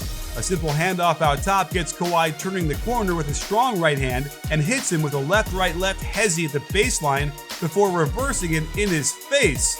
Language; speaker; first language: English; native; English